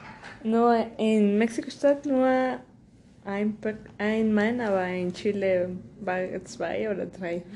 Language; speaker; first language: German; non-native, learner; Spanish